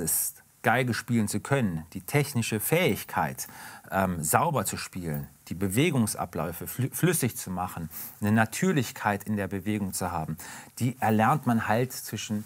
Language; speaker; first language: German; native; German